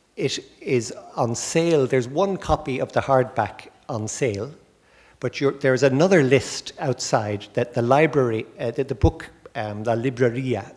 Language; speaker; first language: English; native; English